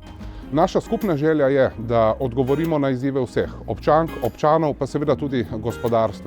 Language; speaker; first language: Slovenian; native; Slovenian